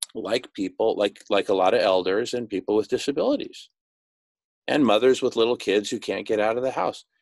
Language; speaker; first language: English; native; English